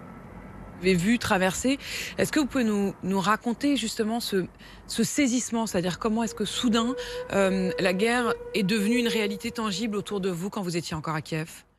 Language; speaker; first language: French; native; French